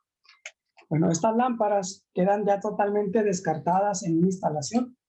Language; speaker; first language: Spanish; native; Spanish